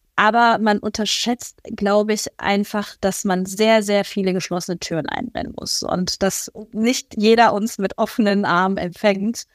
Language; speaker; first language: German; early bilingual, other home language; Persian